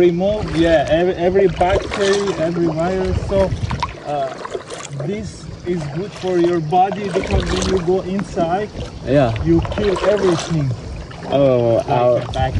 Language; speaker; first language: English; non-native, learner; Persian